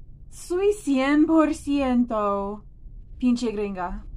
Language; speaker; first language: Spanish; non-native, fluent; English